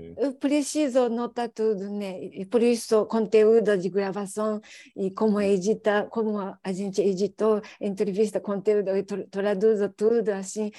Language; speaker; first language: Portuguese; non-native, learner; Japanese